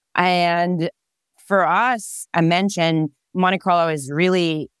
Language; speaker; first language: English; non-native, fluent; Hebrew